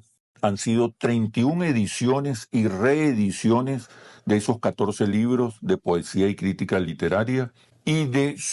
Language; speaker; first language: Spanish; native; Spanish